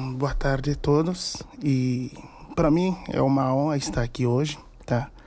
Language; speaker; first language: Portuguese; non-native, fluent; Haitian Creole